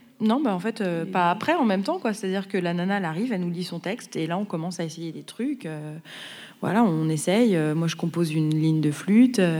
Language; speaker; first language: French; native; French